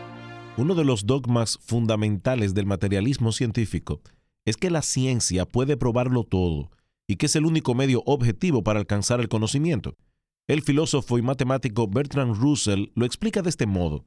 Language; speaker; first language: Spanish; native; Spanish